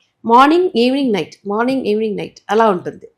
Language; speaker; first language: Telugu; non-native, local second language; Tamil